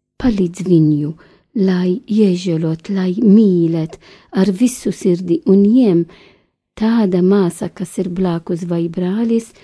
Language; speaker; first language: Latvian; non-native, learner; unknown